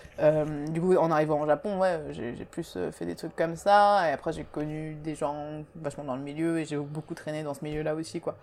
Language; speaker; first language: French; early bilingual, other home language; Japanese